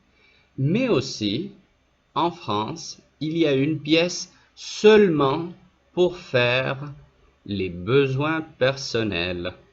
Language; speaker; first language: French; non-native, fluent; Spanish